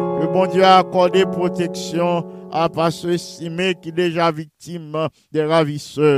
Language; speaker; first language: French; non-native, local second language; Haitian Creole